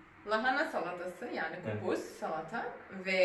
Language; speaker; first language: Turkish; non-native, learner; Serbian